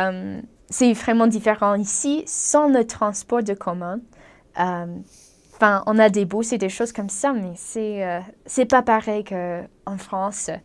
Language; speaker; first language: French; non-native, fluent; English